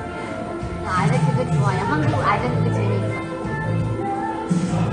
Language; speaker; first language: Korean; non-native, fluent; Chinese